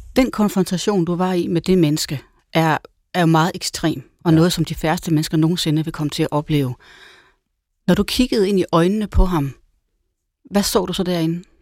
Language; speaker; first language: Danish; native; Danish